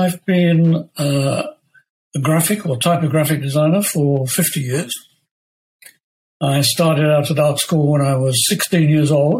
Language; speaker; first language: English; native; English